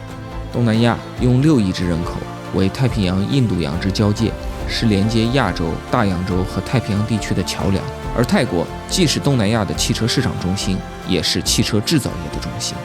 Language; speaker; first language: Chinese; native; Chinese